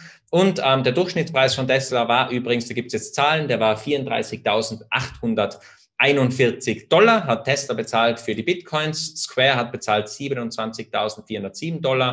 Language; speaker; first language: German; native; German